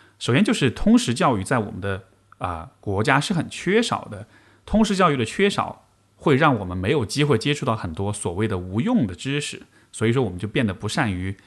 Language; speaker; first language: Chinese; native; Chinese